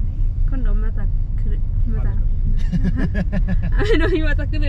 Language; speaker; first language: Japanese; non-native, learner; Vietnamese